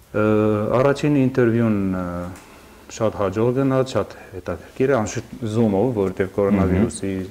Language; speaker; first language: Armenian; early bilingual, heritage; Armenian